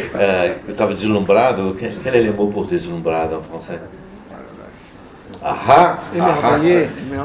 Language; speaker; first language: French; non-native, learner; Portuguese